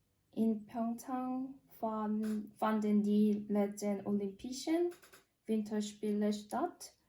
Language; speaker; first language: German; non-native, learner; Korean